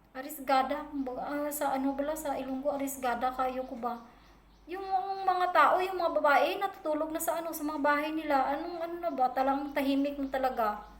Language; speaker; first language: Filipino; non-native, local second language; Hiligaynon